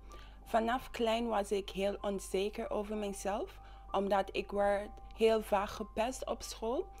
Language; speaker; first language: Dutch; non-native, local second language; English